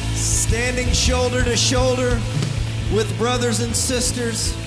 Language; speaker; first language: English; native; English